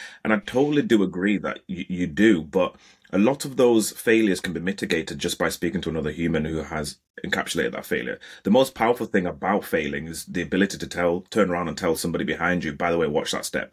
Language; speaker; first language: English; native; English